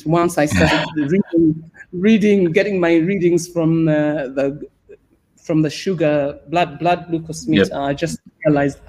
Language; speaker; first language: English; non-native, local second language; Swahili